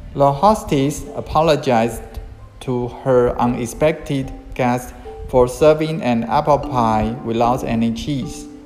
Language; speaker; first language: English; non-native, fluent; Chinese